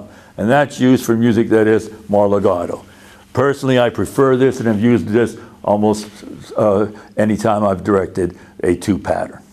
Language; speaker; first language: English; native; English